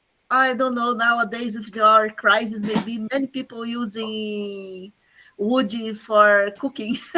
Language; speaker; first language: English; non-native, learner; Portuguese